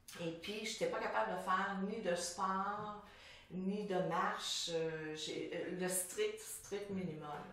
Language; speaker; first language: French; native; French